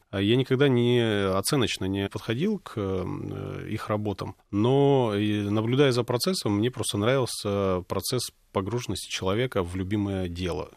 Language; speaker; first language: Russian; native; Russian